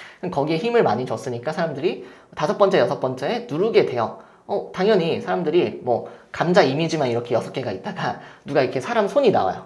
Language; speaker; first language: Korean; native; Korean